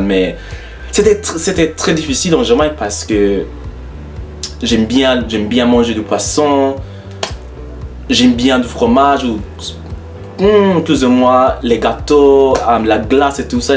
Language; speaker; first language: French; non-native, learner; English